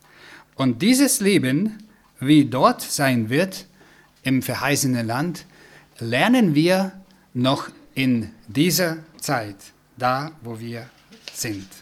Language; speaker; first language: German; non-native, fluent; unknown